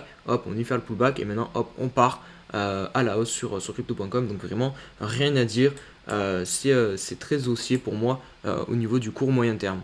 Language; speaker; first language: French; native; French